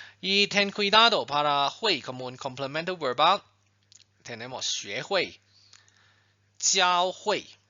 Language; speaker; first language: Spanish; non-native, fluent; Chinese